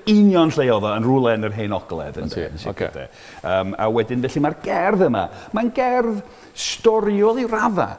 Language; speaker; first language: Welsh; non-native, fluent; English